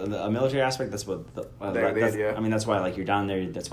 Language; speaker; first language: English; native; English